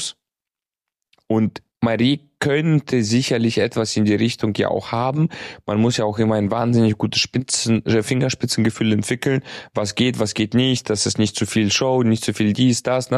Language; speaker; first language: German; native; German